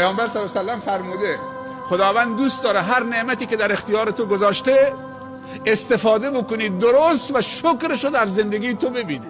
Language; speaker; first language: Persian; native; Persian